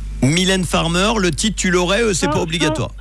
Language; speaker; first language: French; native; French